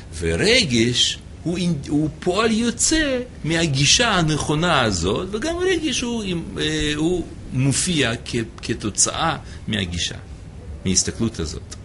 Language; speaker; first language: Hebrew; non-native, fluent; English